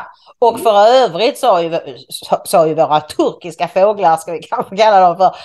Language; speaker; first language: Swedish; native; Swedish